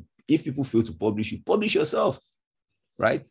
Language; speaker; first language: English; non-native, local second language; Yoruba